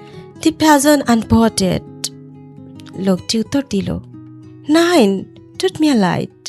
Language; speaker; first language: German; non-native, learner; Bangla